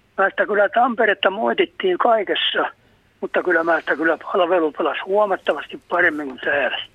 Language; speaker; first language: Finnish; native; Finnish